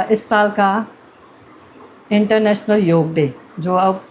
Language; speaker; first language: Hindi; native; Hindi